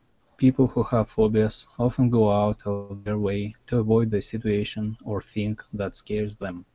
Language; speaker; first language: English; non-native, learner; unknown